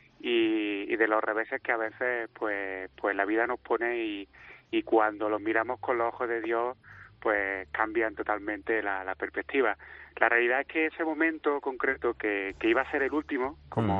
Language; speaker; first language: Spanish; native; Spanish